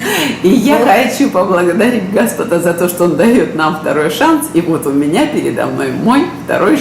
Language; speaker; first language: Russian; native; Russian